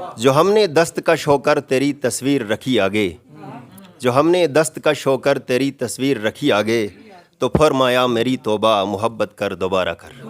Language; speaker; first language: Urdu; non-native, local second language; Shina